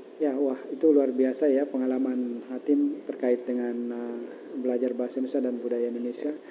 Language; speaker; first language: Indonesian; native; Indonesian